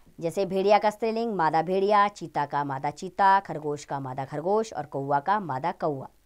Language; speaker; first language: Hindi; native; Hindi